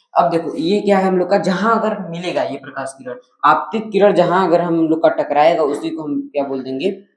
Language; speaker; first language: Hindi; native; Hindi